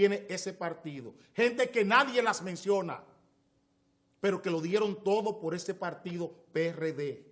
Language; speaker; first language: Spanish; native; Spanish